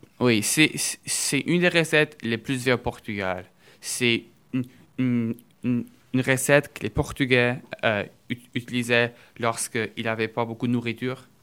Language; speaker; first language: French; early bilingual, other home language; Portuguese